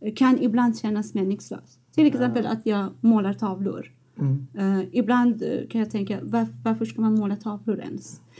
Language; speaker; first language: Swedish; non-native, fluent; Persian